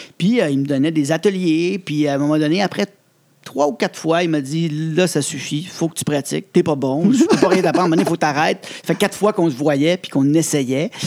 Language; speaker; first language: French; native; French